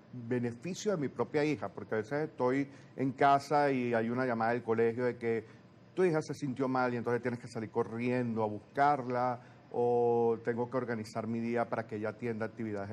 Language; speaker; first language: Spanish; native; Spanish